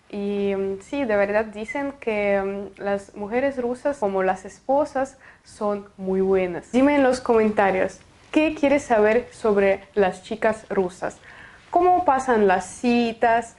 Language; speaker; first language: Spanish; non-native, fluent; Russian